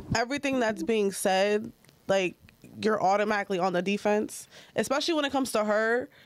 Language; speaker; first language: English; native; English